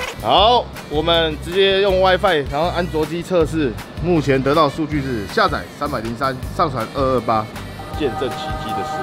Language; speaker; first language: Chinese; native; Chinese